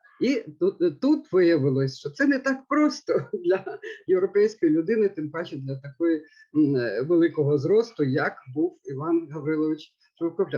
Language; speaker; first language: Ukrainian; native; Ukrainian